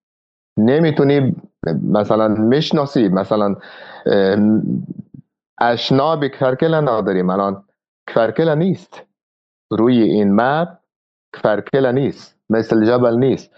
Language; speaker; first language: Persian; non-native, fluent; Arabic